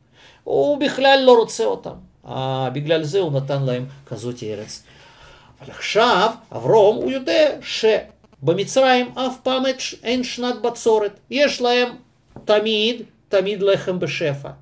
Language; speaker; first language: Hebrew; non-native, fluent; Russian